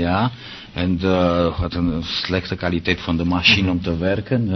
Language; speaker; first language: Dutch; non-native, learner; Romanian